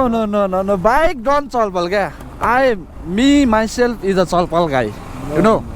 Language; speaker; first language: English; non-native, learner; Nepali